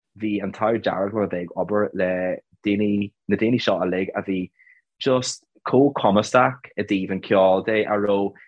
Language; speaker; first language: Irish; native; Irish